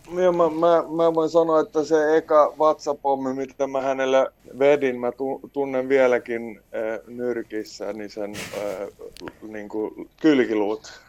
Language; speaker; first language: Finnish; non-native, local second language; Swedish